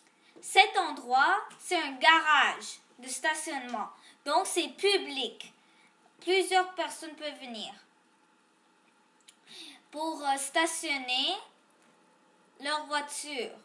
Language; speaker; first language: French; non-native, local second language; English